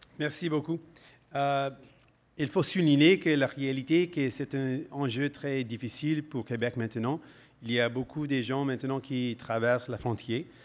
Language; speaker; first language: French; non-native, local second language; English